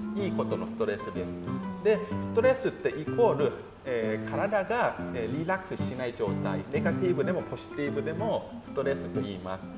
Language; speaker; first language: Japanese; non-native, fluent; Thai